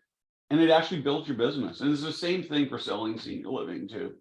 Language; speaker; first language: English; native; English